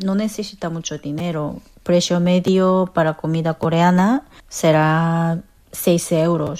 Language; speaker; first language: Spanish; non-native, learner; Korean